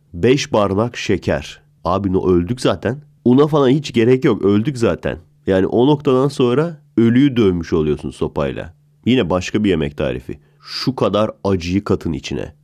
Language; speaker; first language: Turkish; native; Turkish